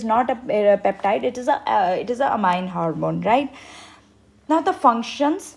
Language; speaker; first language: English; non-native, local second language; Hindi